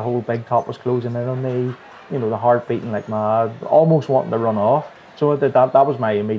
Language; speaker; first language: English; native; English